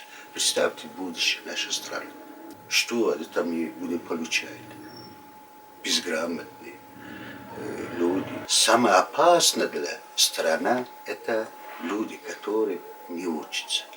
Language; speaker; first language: Russian; non-native, learner; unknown